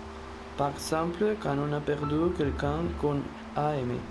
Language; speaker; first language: French; non-native, fluent; Spanish